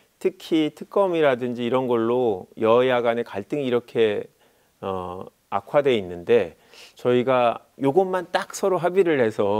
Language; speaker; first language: Korean; native; Korean